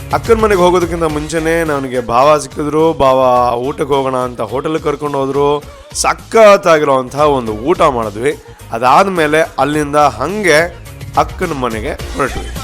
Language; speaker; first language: Kannada; non-native, local second language; Tulu